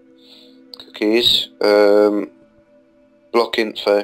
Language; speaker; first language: English; native; English